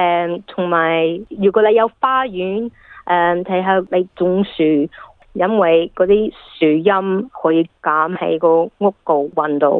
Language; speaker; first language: Cantonese; early bilingual, heritage; English